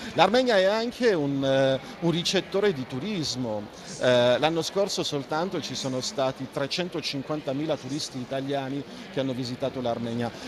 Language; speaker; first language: Italian; non-native, fluent; Armenian